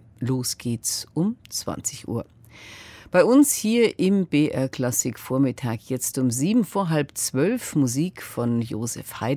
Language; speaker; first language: German; native; German